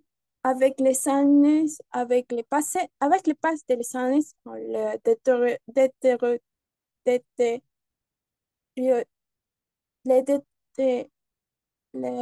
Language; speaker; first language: French; non-native, learner; Spanish